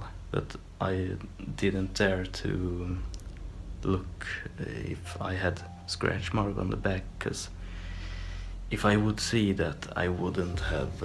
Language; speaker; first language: English; non-native, fluent; Swedish